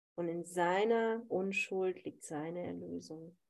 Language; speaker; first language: German; native; German